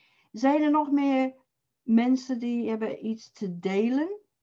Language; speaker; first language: Dutch; non-native, fluent; English